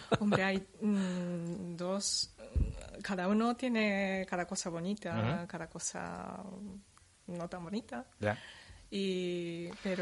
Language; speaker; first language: Spanish; non-native, learner; Japanese